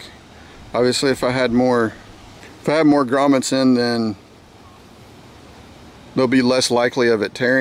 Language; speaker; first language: English; native; English